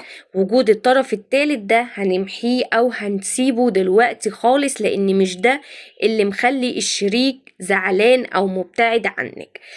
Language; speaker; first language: Arabic; native; Arabic